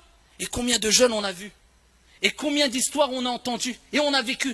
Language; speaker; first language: French; early bilingual, other home language; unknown